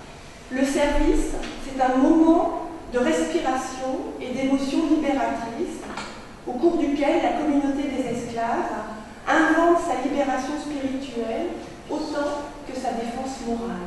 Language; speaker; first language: French; native; French